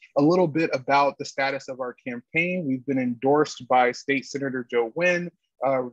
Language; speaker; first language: English; native; English